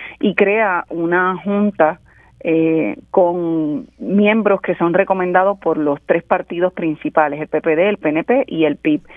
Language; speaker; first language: Spanish; native; Spanish